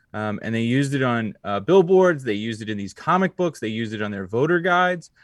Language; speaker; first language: English; native; English